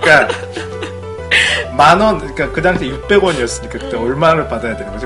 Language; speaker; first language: Korean; non-native, fluent; Japanese